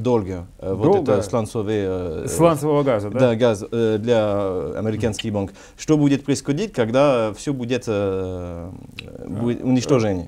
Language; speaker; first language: Russian; non-native, learner; French